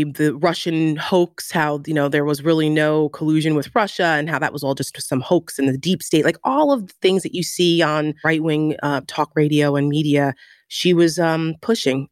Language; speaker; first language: English; native; English